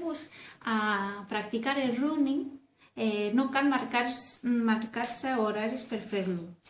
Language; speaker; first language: Catalan; non-native, learner; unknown